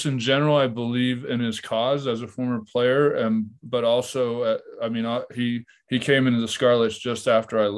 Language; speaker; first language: English; native; English